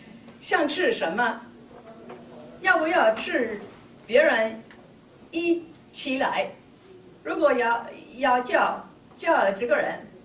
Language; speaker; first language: Chinese; non-native, learner; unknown